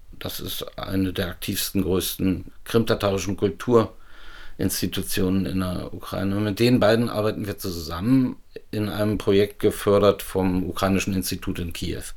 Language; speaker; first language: German; native; German